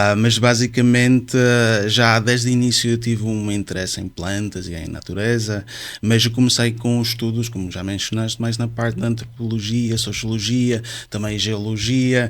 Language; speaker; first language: Portuguese; non-native, fluent; Dutch